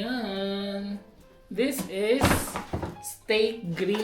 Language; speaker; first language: English; non-native, local second language; Filipino